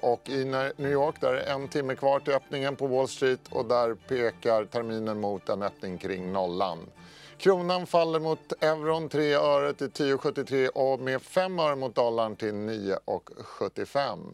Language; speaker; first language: Swedish; native; Swedish